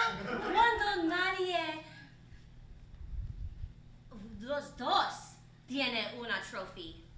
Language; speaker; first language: Spanish; non-native, learner; English